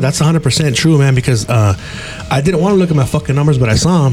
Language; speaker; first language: English; early bilingual, other home language; Spanish